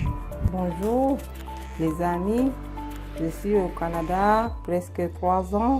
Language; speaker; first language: French; non-native, learner; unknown